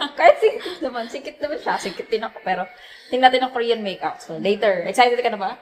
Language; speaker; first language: Filipino; native; Filipino